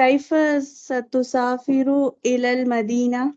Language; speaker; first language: Arabic; non-native, learner; Tamil